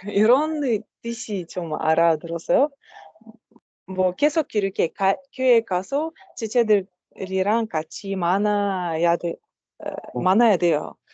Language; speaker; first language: Korean; non-native, learner; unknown